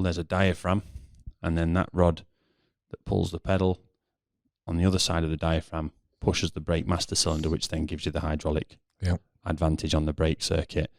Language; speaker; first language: English; native; English